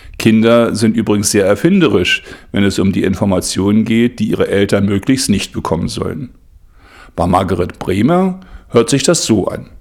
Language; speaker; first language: German; native; German